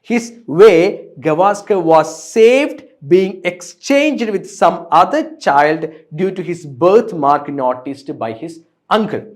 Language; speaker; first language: English; non-native, local second language; Malayalam